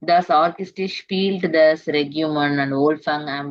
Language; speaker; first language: German; non-native, fluent; Tamil